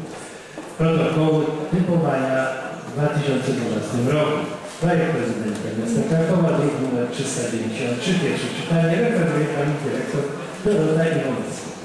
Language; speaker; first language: Polish; native; Polish